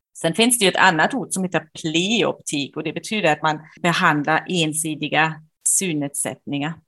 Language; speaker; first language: Swedish; non-native, fluent; German